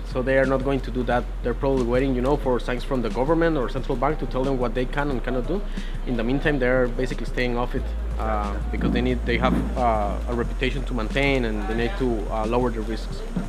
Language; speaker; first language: English; non-native, fluent; Spanish